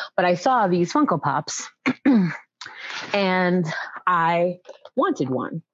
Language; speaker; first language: English; native; English